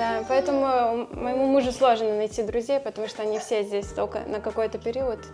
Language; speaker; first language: Russian; native; Russian